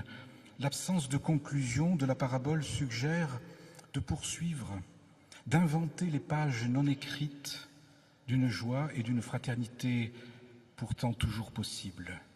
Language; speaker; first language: French; native; French